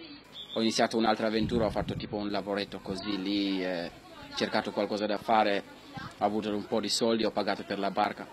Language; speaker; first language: Italian; non-native, fluent; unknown